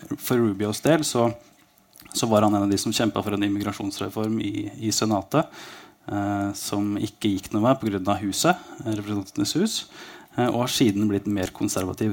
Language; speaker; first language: Norwegian; native; Norwegian